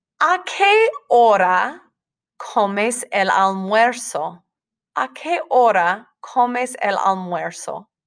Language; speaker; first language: Spanish; non-native, fluent; English